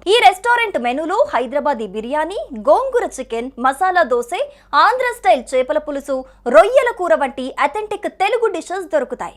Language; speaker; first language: Telugu; native; Telugu